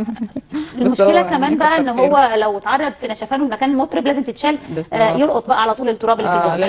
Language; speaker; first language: Arabic; native; Arabic